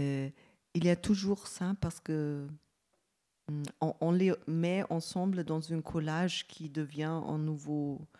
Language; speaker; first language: French; non-native, fluent; German